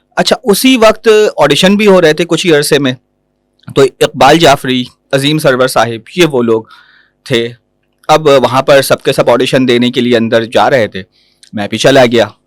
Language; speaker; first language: Urdu; native; Urdu